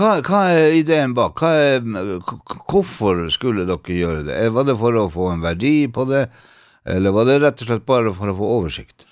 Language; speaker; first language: Swedish; non-native, learner; Norwegian